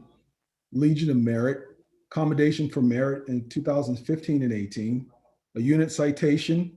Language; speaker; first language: English; native; English